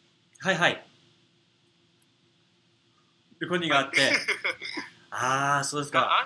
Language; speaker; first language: Japanese; non-native, fluent; English